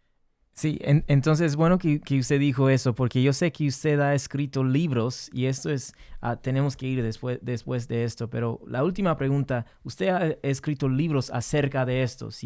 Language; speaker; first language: Spanish; early bilingual, heritage; English